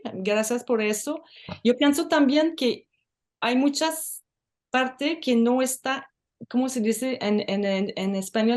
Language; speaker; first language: Spanish; non-native, learner; French